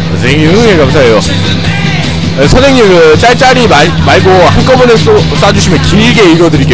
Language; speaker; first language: Korean; native; Korean